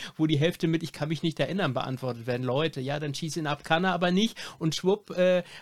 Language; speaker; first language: German; native; German